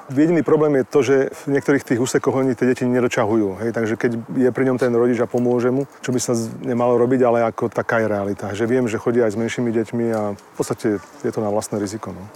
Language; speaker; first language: Slovak; native; Slovak